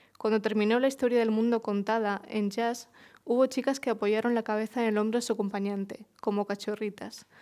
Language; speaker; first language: Spanish; early bilingual, other home language; Russian